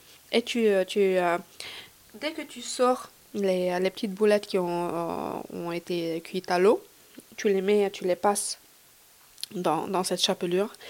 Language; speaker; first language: French; non-native, fluent; Hungarian